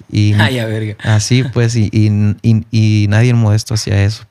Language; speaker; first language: Spanish; early bilingual, heritage; Spanish